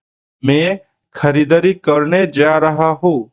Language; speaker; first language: Hindi; non-native, local second language; Bangla